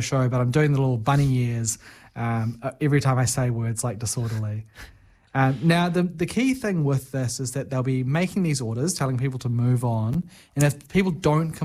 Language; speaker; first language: English; native; English